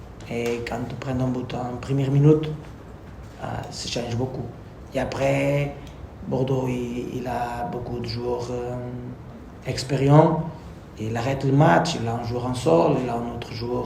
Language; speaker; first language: French; non-native, learner; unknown